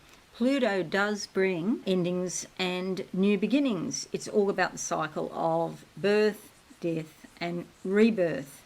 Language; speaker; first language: English; native; English